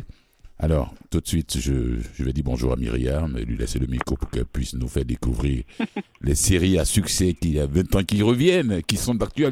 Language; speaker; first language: French; native; French